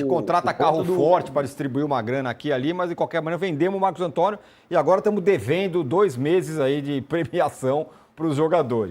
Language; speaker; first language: Portuguese; native; Portuguese